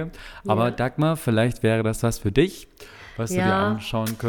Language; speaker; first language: German; native; German